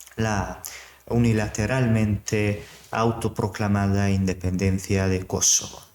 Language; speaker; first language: Spanish; non-native, fluent; Serbian